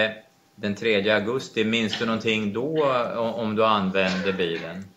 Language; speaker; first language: Swedish; native; Swedish